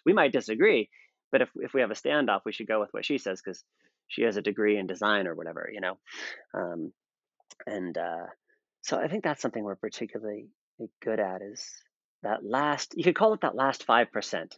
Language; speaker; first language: English; native; English